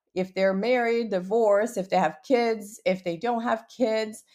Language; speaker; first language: English; early bilingual, other home language; Portuguese